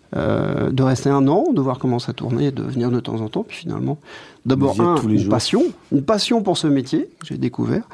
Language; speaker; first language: French; native; French